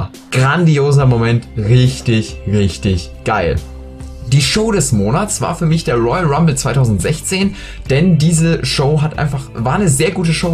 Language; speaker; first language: German; native; German